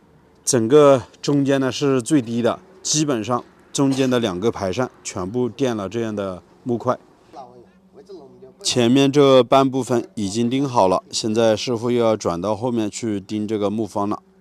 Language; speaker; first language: Chinese; native; Chinese